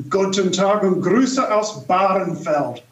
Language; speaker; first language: German; non-native, fluent; English